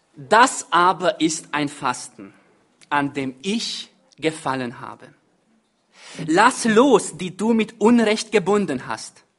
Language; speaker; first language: German; non-native, fluent; Hungarian